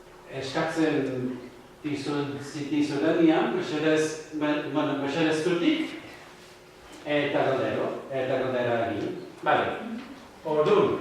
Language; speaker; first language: Basque; non-native, learner; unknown